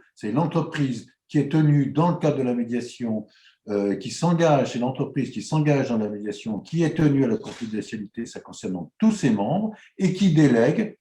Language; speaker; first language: French; native; French